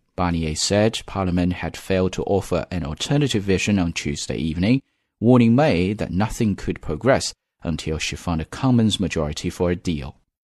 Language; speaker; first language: English; non-native, fluent; Chinese